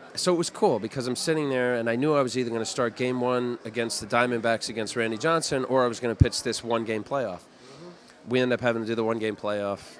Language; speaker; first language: English; native; English